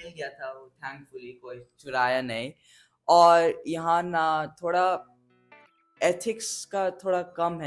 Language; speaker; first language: Hindi; early bilingual, heritage; English